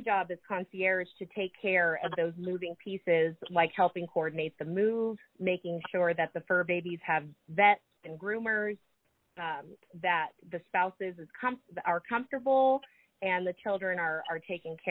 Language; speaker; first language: English; native; English